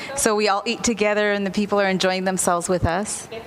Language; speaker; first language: English; non-native, fluent; Spanish